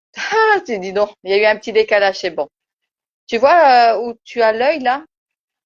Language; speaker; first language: French; native; French